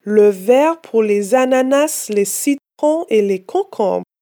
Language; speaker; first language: French; non-native, fluent; English